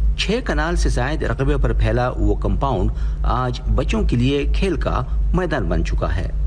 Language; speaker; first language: Urdu; native; Urdu